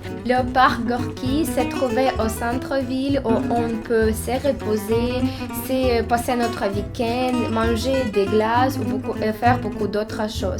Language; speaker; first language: French; non-native, learner; Ukrainian